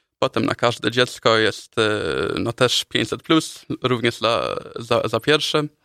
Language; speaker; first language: Polish; early bilingual, heritage; Polish